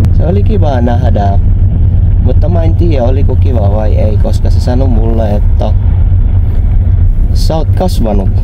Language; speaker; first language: Finnish; non-native, learner; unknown